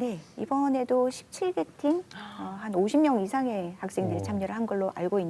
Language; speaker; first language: Korean; native; Korean